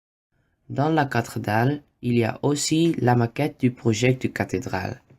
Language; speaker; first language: French; non-native, learner; Dutch